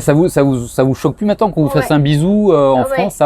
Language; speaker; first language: French; native; French